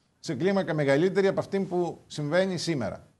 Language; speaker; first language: Greek; native; Greek